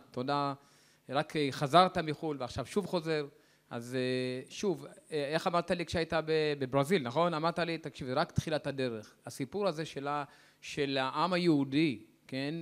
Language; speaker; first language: Hebrew; native; Hebrew